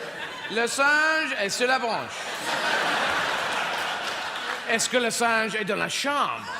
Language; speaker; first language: French; non-native, fluent; English